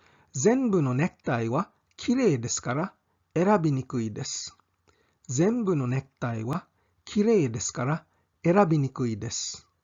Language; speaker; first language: Japanese; non-native, fluent; English